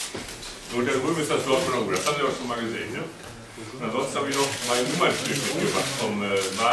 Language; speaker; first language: German; native; German